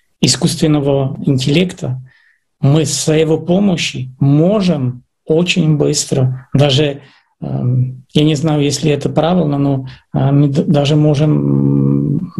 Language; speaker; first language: Russian; non-native, fluent; Czech